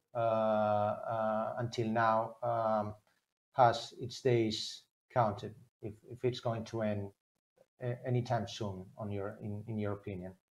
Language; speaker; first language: English; non-native, fluent; Spanish